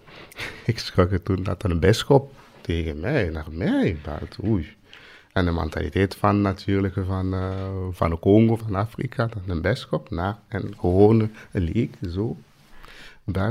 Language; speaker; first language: Dutch; non-native, fluent; Swahili